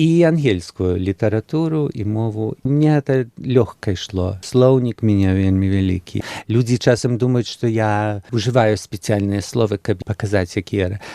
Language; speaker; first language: Belarusian; early bilingual, heritage; Belarusian